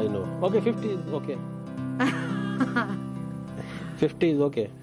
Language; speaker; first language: English; non-native, learner; Hindi